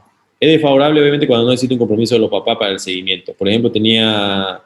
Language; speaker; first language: Spanish; native; Spanish